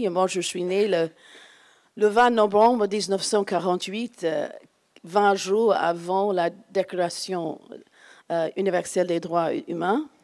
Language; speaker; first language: French; non-native, fluent; English